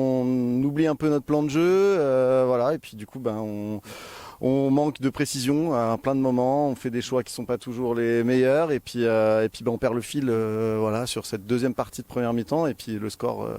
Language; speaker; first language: French; native; French